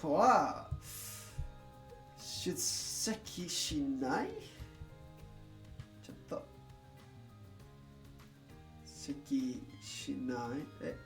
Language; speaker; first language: Japanese; non-native, learner; English